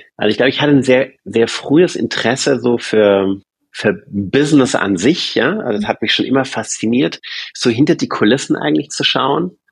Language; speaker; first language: German; native; German